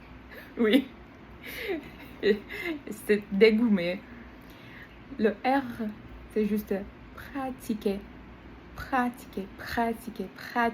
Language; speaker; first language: French; non-native, learner; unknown